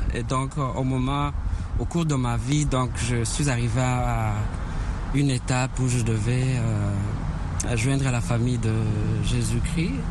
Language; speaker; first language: French; non-native, local second language; Kinyarwanda